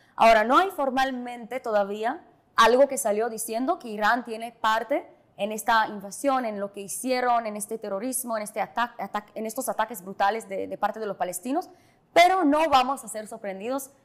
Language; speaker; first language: Spanish; non-native, fluent; Hebrew